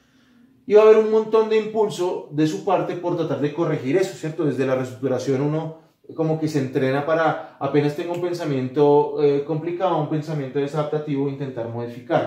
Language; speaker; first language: Spanish; native; Spanish